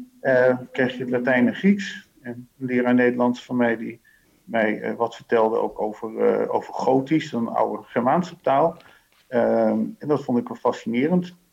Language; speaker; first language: Dutch; native; Dutch